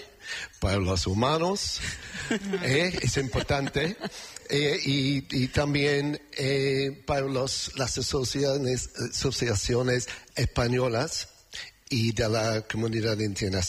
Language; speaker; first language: Spanish; non-native, learner; English